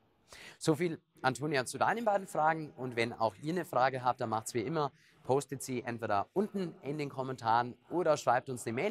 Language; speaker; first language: German; native; German